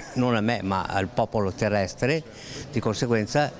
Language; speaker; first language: Italian; native; Italian